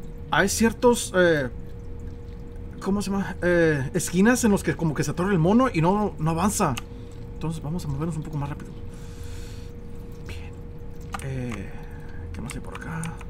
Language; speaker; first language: Spanish; native; Spanish